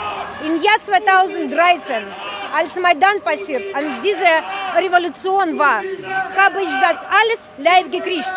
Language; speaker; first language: German; non-native, fluent; Russian